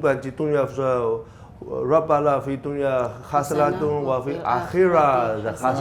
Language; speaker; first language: Indonesian; non-native, learner; Chinese